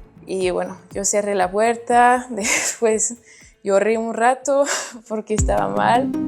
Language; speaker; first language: Spanish; non-native, fluent; French